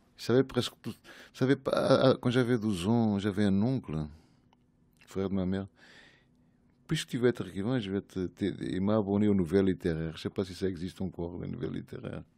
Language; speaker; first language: French; non-native, fluent; Portuguese